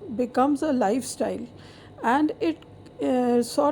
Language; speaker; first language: English; non-native, local second language; Hindi